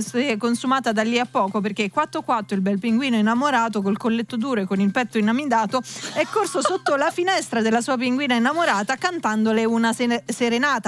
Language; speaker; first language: Italian; native; Italian